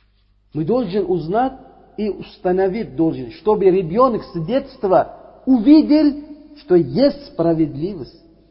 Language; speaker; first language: Russian; non-native, learner; Uzbek